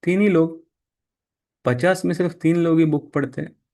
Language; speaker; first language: Hindi; non-native, local second language; Marathi